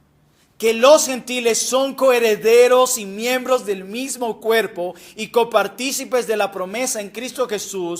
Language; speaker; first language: Spanish; native; Spanish